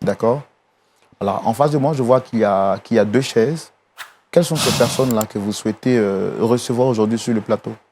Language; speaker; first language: French; native; French